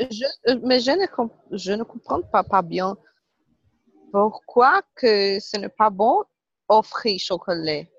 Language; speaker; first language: French; non-native, learner; Portuguese